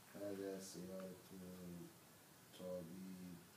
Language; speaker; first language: Arabic; non-native, learner; English